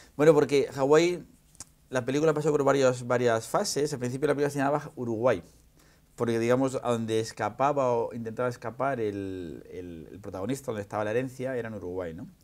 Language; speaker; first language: Spanish; native; Spanish